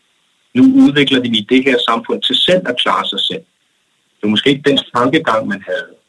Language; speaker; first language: Danish; non-native, local second language; Kalaallisut